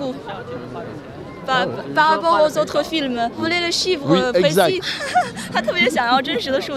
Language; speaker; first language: French; non-native, learner; Chinese